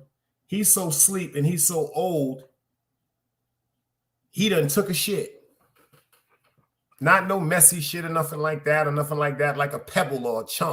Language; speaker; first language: English; native; English